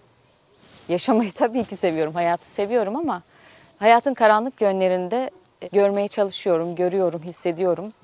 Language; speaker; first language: Turkish; native; Turkish